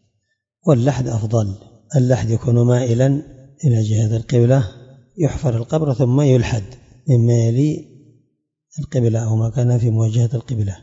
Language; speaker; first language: Arabic; native; Arabic